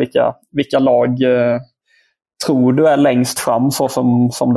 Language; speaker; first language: Swedish; native; Swedish